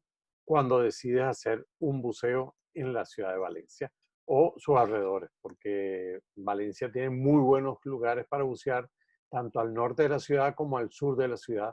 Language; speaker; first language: Spanish; native; Spanish